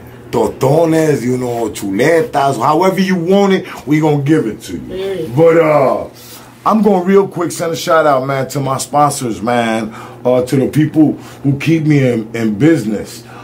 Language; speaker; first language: English; early bilingual, other home language; Spanish